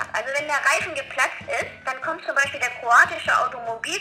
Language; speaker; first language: German; native; German